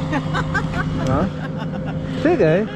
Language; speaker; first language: Hindi; non-native, local second language; Khasi